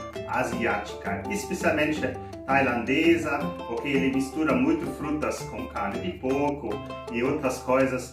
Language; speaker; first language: Portuguese; non-native, learner; German